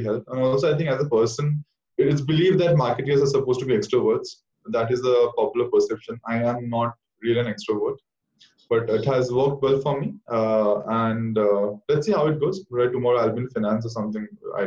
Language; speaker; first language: English; non-native, local second language; Bangla